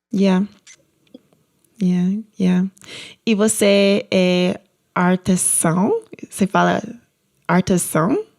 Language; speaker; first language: Portuguese; non-native, learner; English